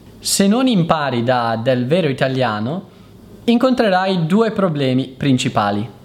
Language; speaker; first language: Italian; native; Italian